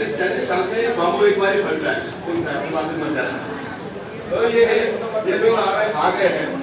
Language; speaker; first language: Hindi; native; Hindi